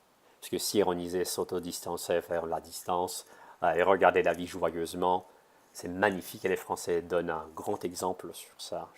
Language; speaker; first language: French; non-native, fluent; Russian